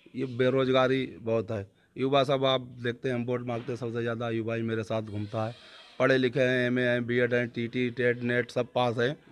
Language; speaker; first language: Hindi; native; Hindi